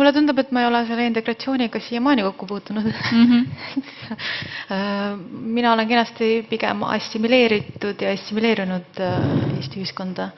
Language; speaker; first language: Estonian; non-native, local second language; Russian